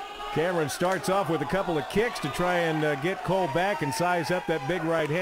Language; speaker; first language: English; native; English